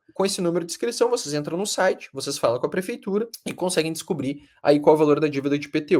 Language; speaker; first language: Portuguese; native; Portuguese